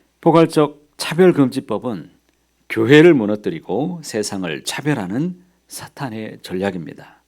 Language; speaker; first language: Korean; native; Korean